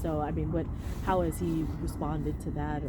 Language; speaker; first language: English; native; English